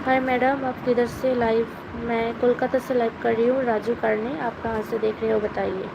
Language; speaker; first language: Hindi; non-native, local second language; Bangla